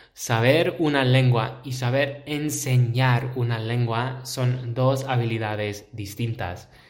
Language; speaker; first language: Spanish; non-native, fluent; English